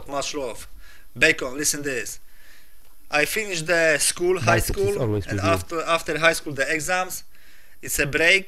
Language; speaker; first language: English; non-native, learner; Polish